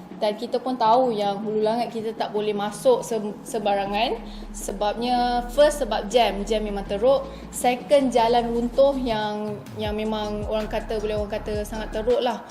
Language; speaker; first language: Malay; native; Malay